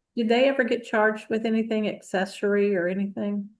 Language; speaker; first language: English; native; English